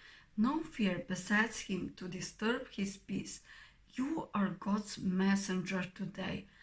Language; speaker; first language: English; non-native, fluent; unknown